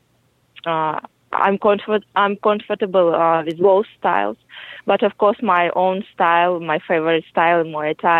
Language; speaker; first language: English; non-native, fluent; Russian